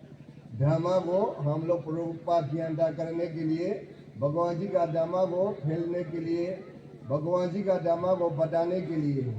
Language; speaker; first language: Hindi; non-native, fluent; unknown